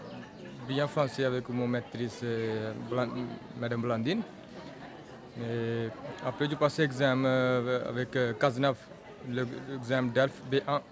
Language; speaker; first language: French; non-native, learner; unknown